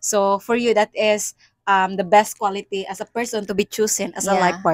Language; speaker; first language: English; non-native, local second language; Cebuano